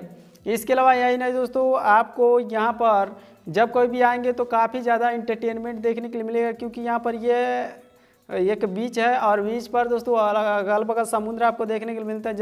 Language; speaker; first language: Hindi; native; Hindi